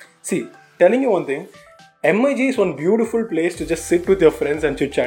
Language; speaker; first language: English; non-native, local second language; Tamil